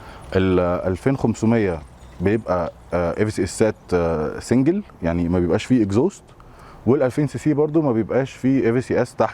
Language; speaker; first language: Arabic; native; Arabic